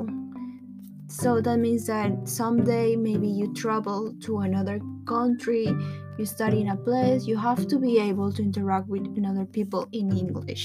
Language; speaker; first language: English; non-native, fluent; Spanish